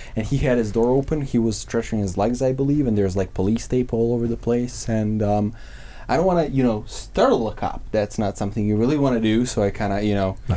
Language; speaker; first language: English; non-native, fluent; Serbian